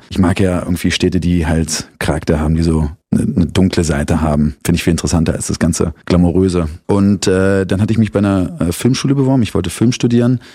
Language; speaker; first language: German; native; German